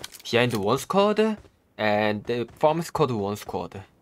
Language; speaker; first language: English; non-native, learner; Korean